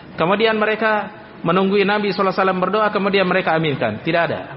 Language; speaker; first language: Indonesian; native; Indonesian